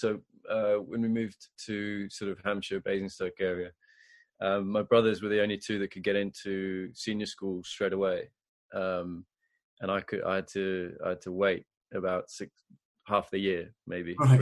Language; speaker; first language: English; native; English